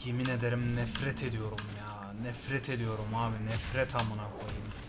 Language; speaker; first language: Turkish; native; Turkish